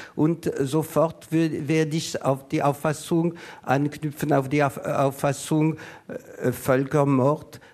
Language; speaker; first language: German; non-native, learner; French